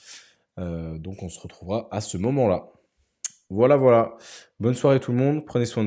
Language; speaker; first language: French; native; French